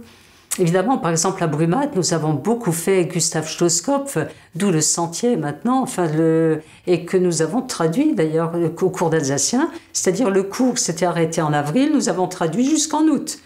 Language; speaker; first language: French; native; French